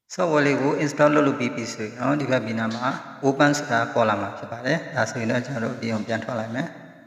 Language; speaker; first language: Burmese; native; Burmese